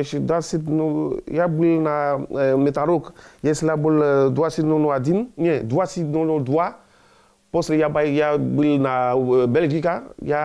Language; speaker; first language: Russian; non-native, learner; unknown